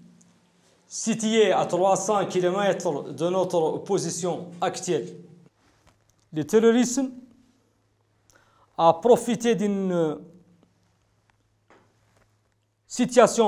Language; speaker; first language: French; non-native, local second language; Arabic